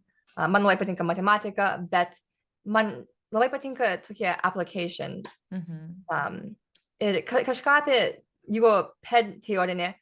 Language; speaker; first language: Lithuanian; early bilingual, heritage; English